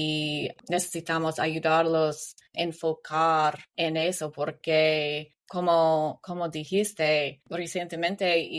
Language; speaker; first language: Spanish; non-native, learner; English